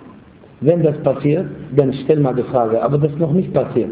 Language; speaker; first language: German; non-native, fluent; Arabic